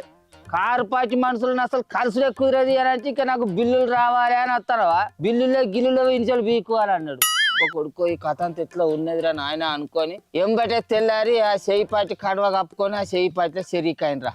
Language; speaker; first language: Telugu; native; Telugu